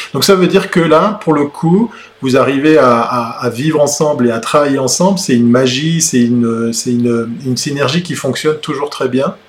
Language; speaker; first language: French; native; French